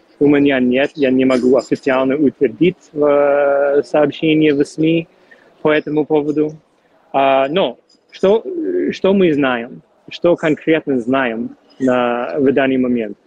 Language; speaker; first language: Russian; non-native, fluent; English